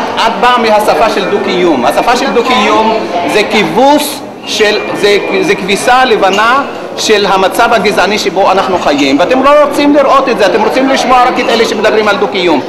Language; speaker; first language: Hebrew; non-native, local second language; Arabic